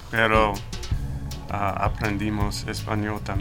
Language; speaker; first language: Spanish; non-native, learner; English